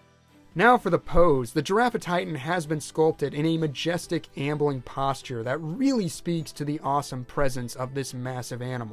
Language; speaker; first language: English; native; English